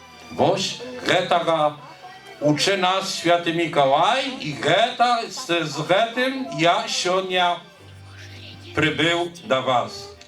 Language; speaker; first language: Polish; non-native, learner; Belarusian